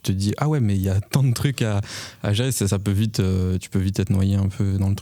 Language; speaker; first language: French; native; French